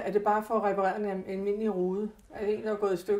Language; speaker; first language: Danish; native; Danish